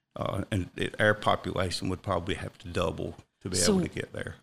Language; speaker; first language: English; native; English